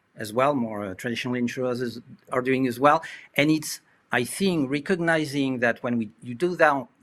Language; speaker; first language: English; non-native, fluent; French